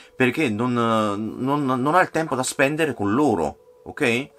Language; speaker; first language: Italian; non-native, fluent; Korean